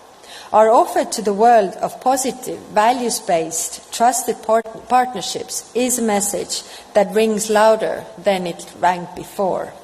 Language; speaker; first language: English; non-native, fluent; Estonian